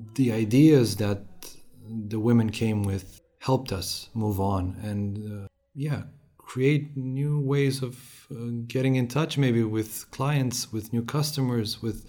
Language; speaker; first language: English; non-native, fluent; Romanian